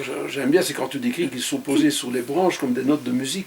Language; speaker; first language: French; native; French